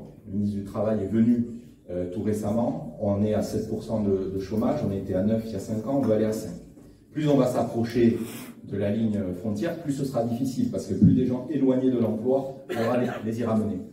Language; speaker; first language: French; native; French